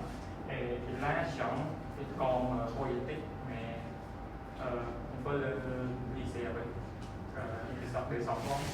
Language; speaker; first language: French; non-native, learner; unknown